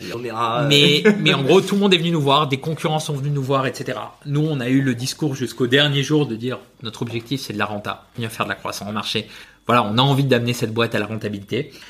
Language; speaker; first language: French; non-native, fluent; Spanish